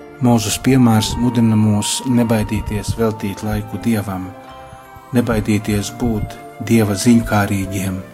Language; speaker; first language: Latvian; native; Latvian